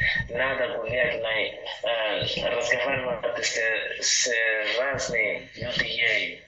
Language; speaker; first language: Russian; non-native, learner; Portuguese